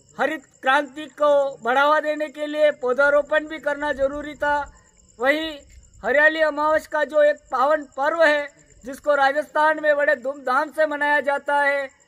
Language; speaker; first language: Hindi; native; Hindi